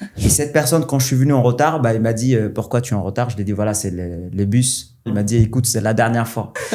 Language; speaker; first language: French; non-native, local second language; Arabic